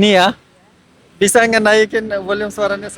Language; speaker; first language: Indonesian; non-native, fluent; Persian